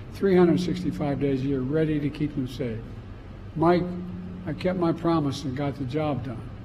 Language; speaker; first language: English; native; English